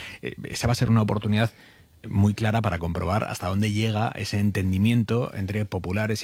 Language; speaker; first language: Spanish; native; Spanish